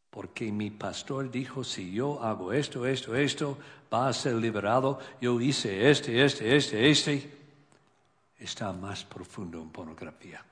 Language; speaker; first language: Spanish; non-native, learner; English